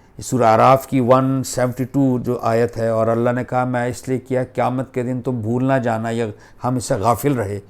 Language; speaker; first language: Urdu; native; Urdu